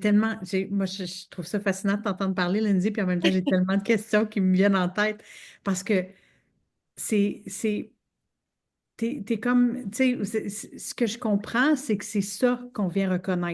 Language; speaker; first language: French; native; French